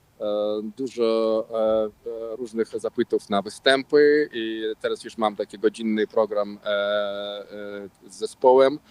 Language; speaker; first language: Polish; non-native, local second language; Russian